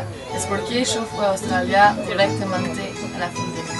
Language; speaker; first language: Spanish; non-native, learner; French